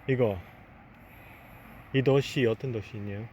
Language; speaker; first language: Korean; non-native, learner; English